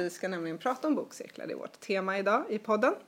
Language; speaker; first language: Swedish; native; Swedish